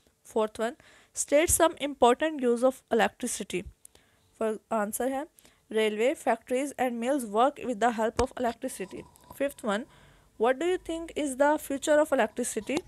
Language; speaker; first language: English; non-native, local second language; Urdu